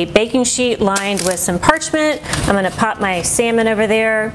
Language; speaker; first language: English; native; English